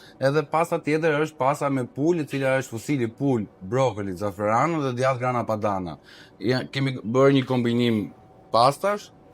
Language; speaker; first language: Albanian; native; Albanian